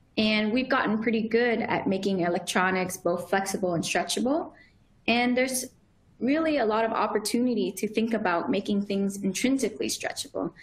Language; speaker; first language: English; native; English